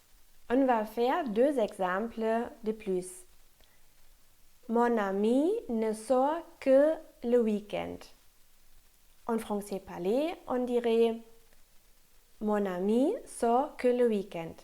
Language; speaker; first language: French; non-native, fluent; German